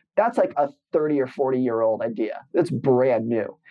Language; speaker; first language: English; native; English